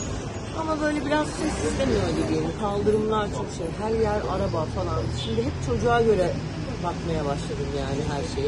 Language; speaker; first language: Turkish; native; Turkish